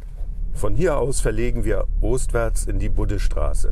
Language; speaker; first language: German; native; German